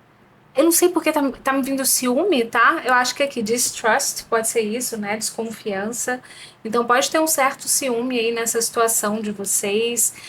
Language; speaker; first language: Portuguese; native; Portuguese